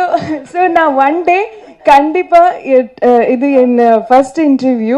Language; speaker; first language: Tamil; non-native, learner; Kannada